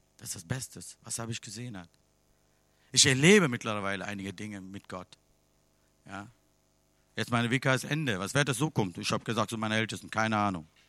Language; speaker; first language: German; non-native, learner; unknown